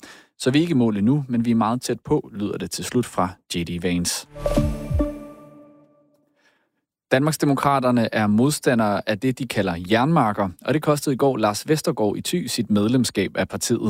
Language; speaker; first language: Danish; native; Danish